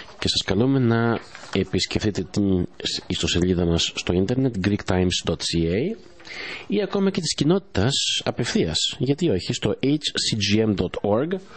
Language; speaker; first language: Greek; early bilingual, heritage; Greek